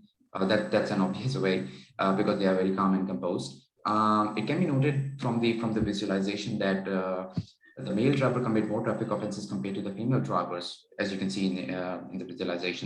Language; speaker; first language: English; non-native, local second language; Urdu